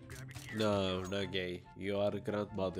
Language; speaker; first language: English; non-native, learner; Turkish